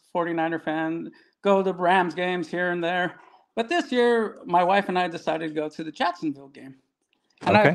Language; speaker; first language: English; native; English